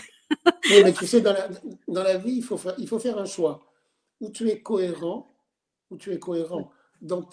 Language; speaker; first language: French; native; French